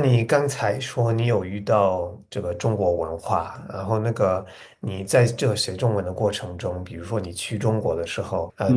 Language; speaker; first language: Chinese; non-native, fluent; English